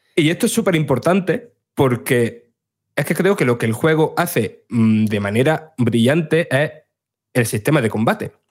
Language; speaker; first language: Spanish; native; Spanish